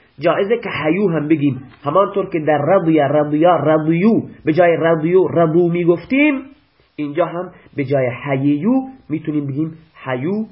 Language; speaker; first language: Persian; non-native, local second language; Baluchi